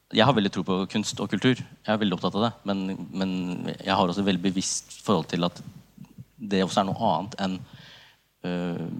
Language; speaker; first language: Norwegian; early bilingual, other home language; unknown